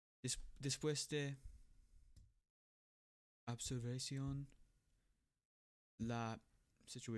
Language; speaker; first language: Spanish; non-native, learner; English